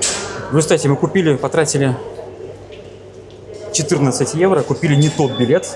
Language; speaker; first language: Russian; native; Russian